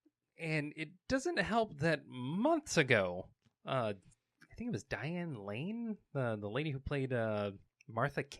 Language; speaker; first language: English; native; English